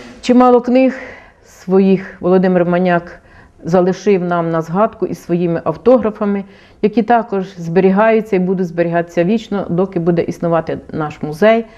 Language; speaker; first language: Ukrainian; native; Ukrainian